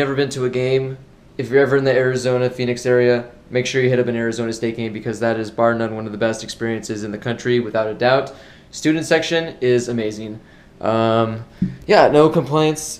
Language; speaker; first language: English; native; English